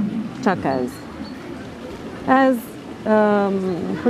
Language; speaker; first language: Hungarian; non-native, local second language; Romanian